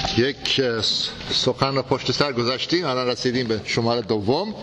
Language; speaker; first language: Persian; non-native, fluent; English